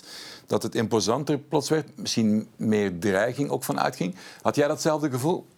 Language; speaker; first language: Dutch; native; Dutch